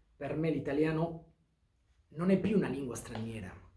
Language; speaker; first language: Italian; non-native, fluent; Basque